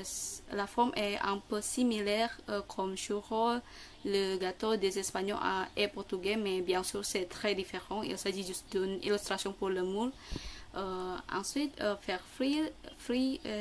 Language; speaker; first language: French; non-native, learner; Indonesian